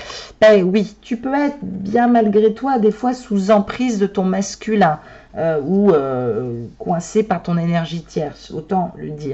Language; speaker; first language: French; native; French